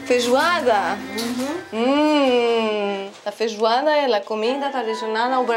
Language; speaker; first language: Portuguese; non-native, learner; Arabic